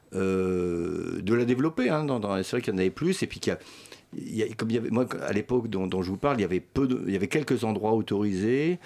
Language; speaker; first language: French; early bilingual, other home language; Swedish